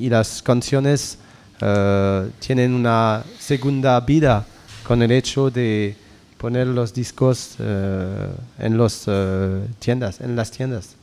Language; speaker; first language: Spanish; non-native, learner; French